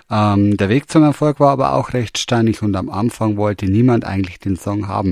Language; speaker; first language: German; native; German